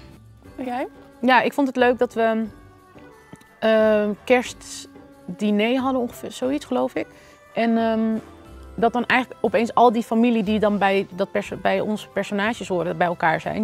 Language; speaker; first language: Dutch; native; Dutch